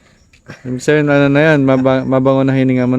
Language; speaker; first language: Filipino; native; Filipino